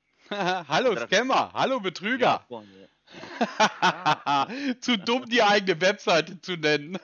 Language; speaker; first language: German; native; German